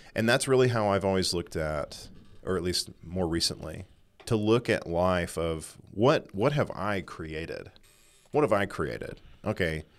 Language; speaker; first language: English; native; English